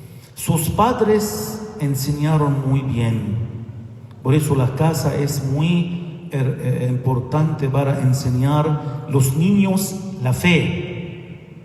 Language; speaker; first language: Spanish; non-native, fluent; Arabic